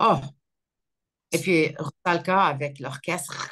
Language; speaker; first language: French; early bilingual, other home language; Arabic